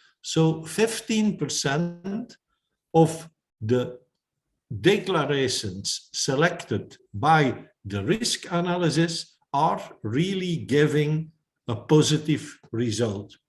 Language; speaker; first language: English; non-native, fluent; Dutch